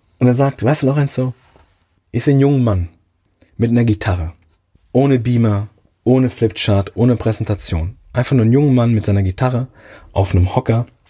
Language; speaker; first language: German; early bilingual, other home language; Italian